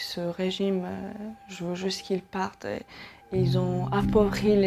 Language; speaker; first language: French; non-native, fluent; Persian